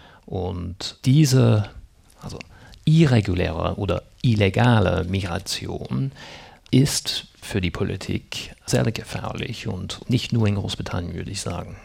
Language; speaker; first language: German; non-native, fluent; English